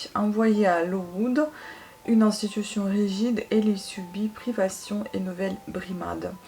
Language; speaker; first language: French; non-native, fluent; Russian